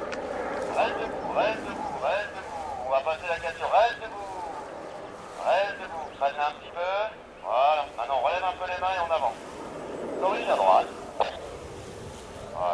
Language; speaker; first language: French; native; French